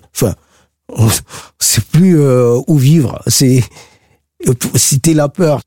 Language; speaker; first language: French; non-native, local second language; Sango